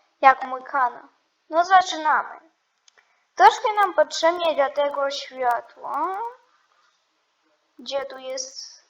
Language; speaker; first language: Polish; non-native, learner; Ukrainian